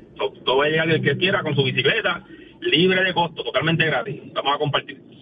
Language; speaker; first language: Spanish; native; Spanish